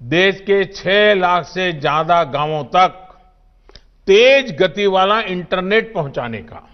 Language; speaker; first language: Hindi; non-native, local second language; Gujarati